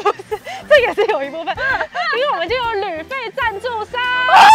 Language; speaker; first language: Chinese; native; Chinese